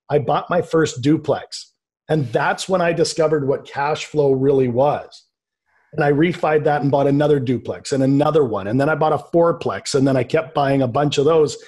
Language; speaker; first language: English; native; English